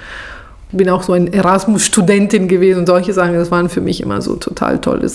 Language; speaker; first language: German; non-native, fluent; Italian